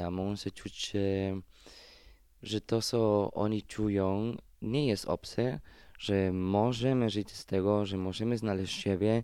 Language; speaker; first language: Polish; non-native, fluent; Spanish